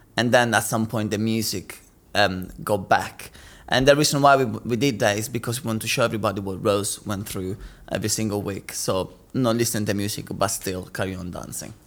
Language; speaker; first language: English; non-native, fluent; Italian